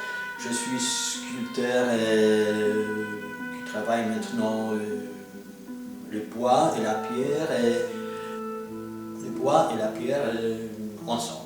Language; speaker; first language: French; non-native, fluent; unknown